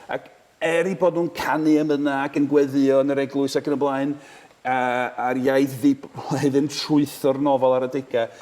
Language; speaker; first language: Welsh; non-native, fluent; English